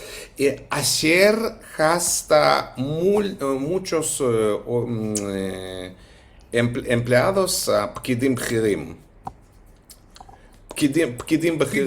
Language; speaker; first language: Spanish; non-native, fluent; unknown